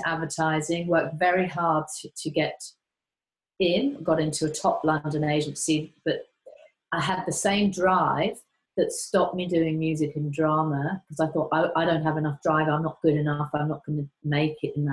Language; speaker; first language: English; native; English